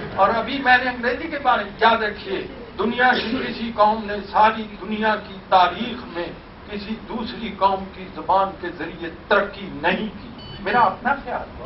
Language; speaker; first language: Urdu; non-native, local second language; Punjabi